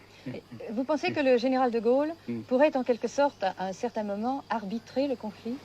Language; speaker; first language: French; native; French